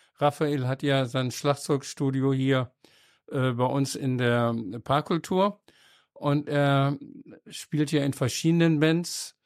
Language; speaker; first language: German; native; German